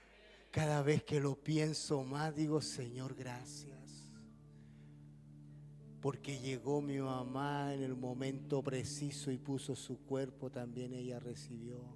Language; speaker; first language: Spanish; native; Spanish